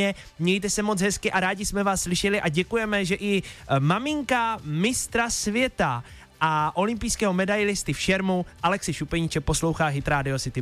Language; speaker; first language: Czech; native; Czech